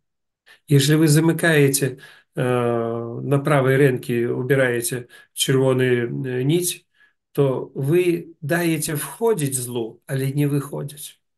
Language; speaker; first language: Polish; non-native, learner; Russian